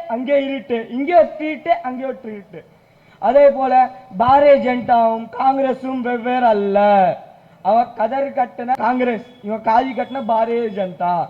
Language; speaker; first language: Tamil; non-native, local second language; Urdu